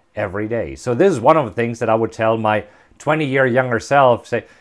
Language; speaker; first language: English; non-native, fluent; German